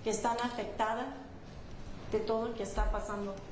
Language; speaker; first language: Spanish; early bilingual, heritage; Spanish